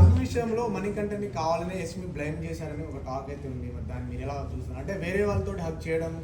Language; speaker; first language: Telugu; native; Telugu